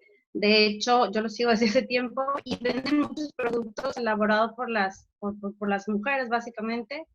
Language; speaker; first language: Spanish; native; Spanish